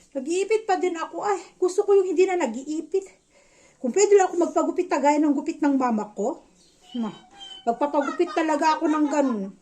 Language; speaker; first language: Filipino; non-native, local second language; Iloko